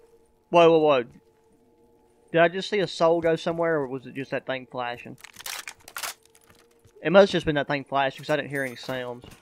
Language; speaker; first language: English; native; English